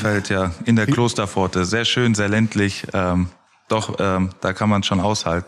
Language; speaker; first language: German; native; German